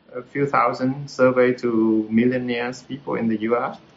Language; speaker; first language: English; non-native, fluent; Vietnamese